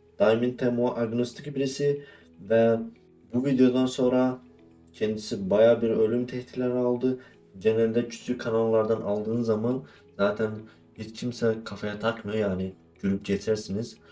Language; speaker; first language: Turkish; non-native, fluent; Azerbaijani